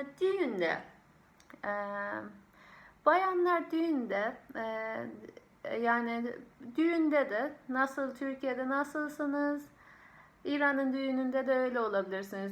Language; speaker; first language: Turkish; non-native, fluent; Persian